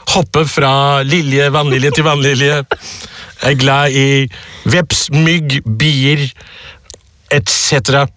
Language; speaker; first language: Norwegian; early bilingual, other home language; Urdu